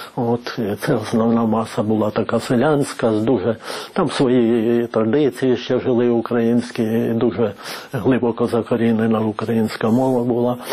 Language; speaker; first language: Ukrainian; native; Ukrainian